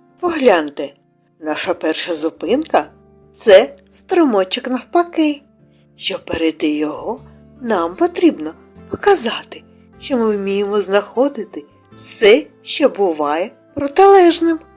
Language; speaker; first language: Ukrainian; native; Ukrainian